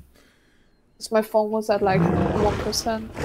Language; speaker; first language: English; native; English